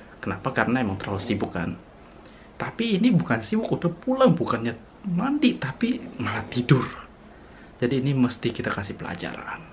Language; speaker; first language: Indonesian; native; Indonesian